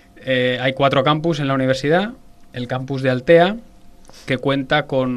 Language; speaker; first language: Spanish; native; Spanish